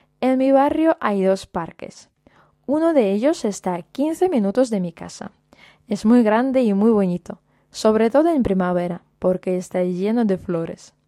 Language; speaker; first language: Spanish; non-native, fluent; Russian